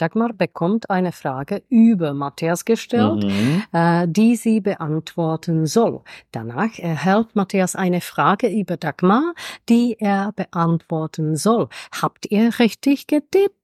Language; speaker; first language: German; non-native, fluent; Czech